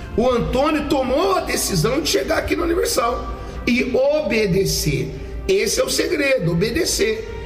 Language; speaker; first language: Portuguese; native; Portuguese